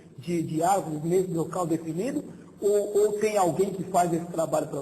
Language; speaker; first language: Portuguese; native; Portuguese